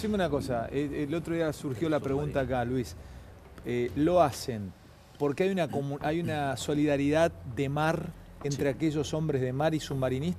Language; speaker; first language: Spanish; native; Spanish